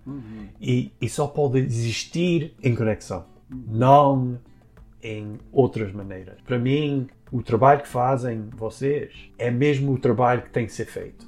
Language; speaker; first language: Portuguese; early bilingual, heritage; Portuguese